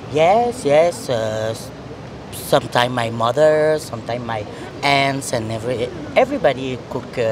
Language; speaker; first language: English; non-native, learner; French